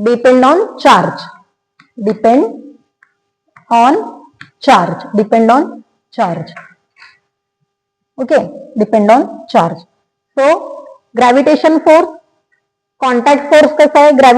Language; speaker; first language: English; non-native, local second language; Marathi